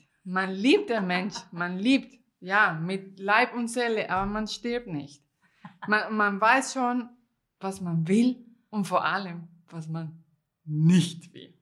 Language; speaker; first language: German; non-native, fluent; Spanish